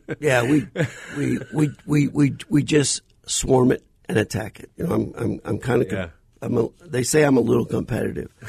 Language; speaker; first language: English; native; English